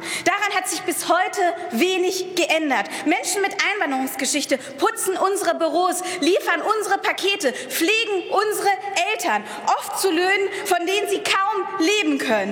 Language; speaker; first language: German; early bilingual, other home language; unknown